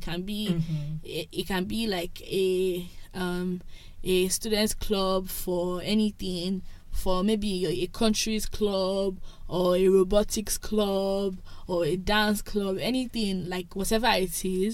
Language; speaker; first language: English; non-native, local second language; Yoruba